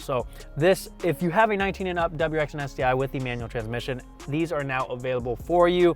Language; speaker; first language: English; native; English